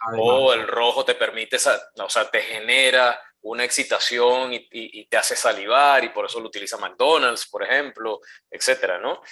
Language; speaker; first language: Spanish; native; Spanish